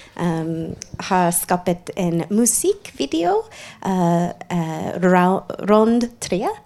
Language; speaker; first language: Swedish; non-native, fluent; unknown